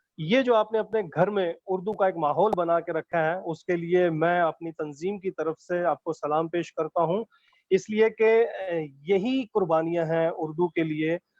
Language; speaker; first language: Urdu; native; Urdu